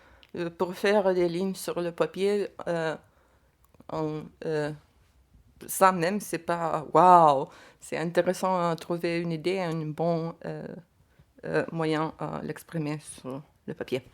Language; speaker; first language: French; non-native, learner; Lithuanian